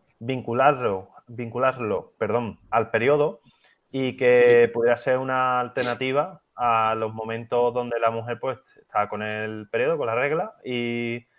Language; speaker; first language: Spanish; native; Spanish